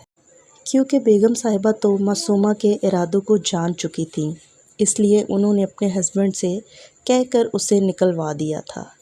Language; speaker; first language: Urdu; native; Urdu